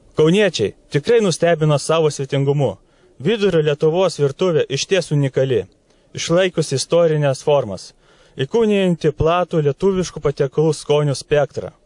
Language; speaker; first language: Lithuanian; native; Lithuanian